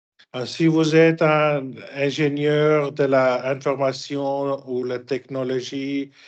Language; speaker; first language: French; non-native, fluent; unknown